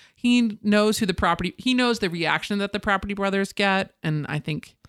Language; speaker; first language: English; native; English